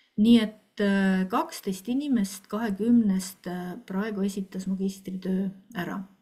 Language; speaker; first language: Estonian; native; Estonian